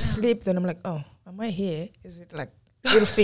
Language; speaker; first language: English; non-native, local second language; Tumbuka